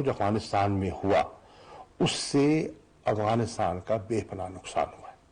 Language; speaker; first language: Urdu; native; Urdu